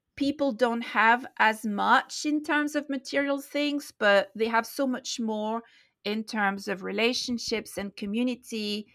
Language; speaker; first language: English; non-native, fluent; French